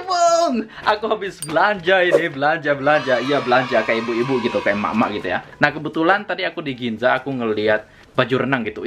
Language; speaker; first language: Indonesian; native; Indonesian